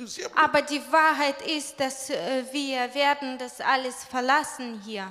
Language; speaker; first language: German; non-native, fluent; Russian